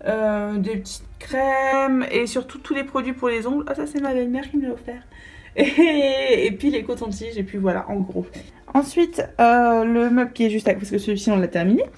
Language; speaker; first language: French; native; French